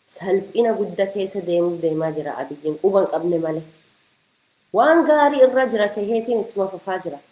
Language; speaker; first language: Oromo; early bilingual, heritage; Oromo